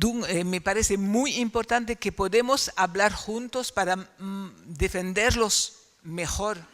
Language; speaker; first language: Spanish; non-native, fluent; French